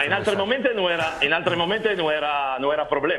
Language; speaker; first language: Romanian; non-native, learner; Italian